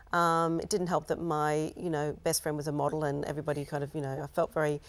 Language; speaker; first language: English; native; English